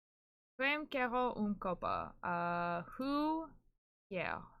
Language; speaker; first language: Portuguese; non-native, learner; English